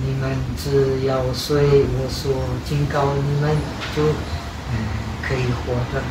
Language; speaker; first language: Chinese; non-native, fluent; Czech